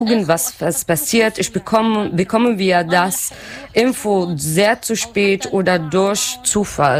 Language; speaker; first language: German; non-native, learner; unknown